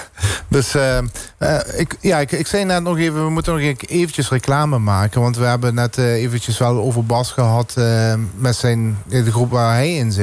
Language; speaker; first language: Dutch; native; Dutch